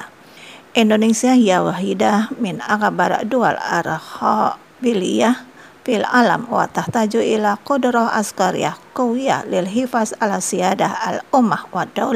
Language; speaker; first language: Arabic; non-native, fluent; Indonesian